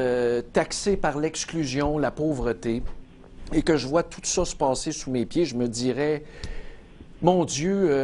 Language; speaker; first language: French; native; French